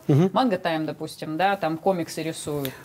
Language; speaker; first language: Russian; native; Russian